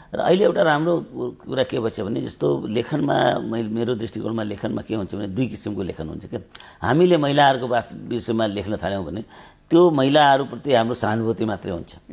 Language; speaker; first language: Nepali; native; Nepali